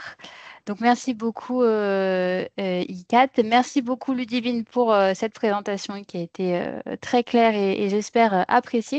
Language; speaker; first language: French; native; French